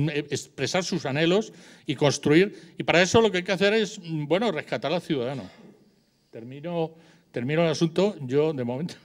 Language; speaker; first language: Spanish; native; Spanish